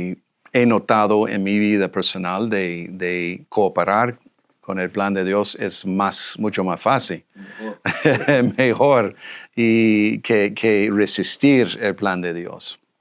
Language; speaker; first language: Spanish; non-native, fluent; English